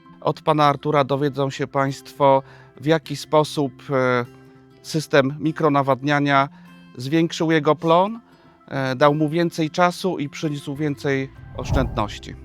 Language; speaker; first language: Polish; native; Polish